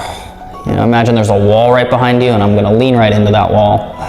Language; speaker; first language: English; native; English